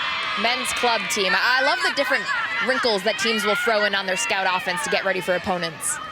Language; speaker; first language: English; native; English